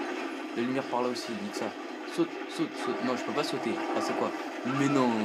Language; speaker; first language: French; native; French